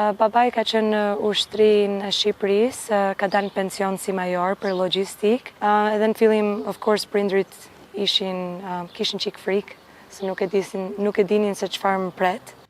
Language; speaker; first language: Albanian; early bilingual, heritage; Albanian